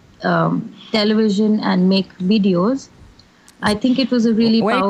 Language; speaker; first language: English; non-native, local second language; Hindi